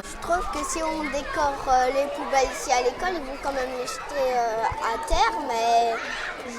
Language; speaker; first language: French; native; French